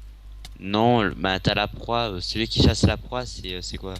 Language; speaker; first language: French; native; French